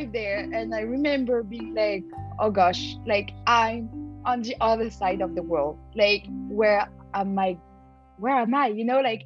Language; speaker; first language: English; non-native, fluent; French